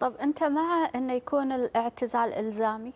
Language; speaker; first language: Arabic; native; Arabic